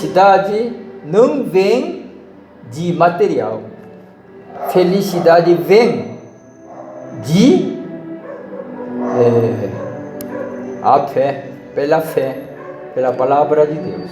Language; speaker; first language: Portuguese; non-native, learner; Korean